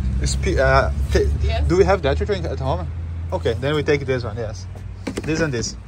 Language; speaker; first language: English; non-native, learner; Portuguese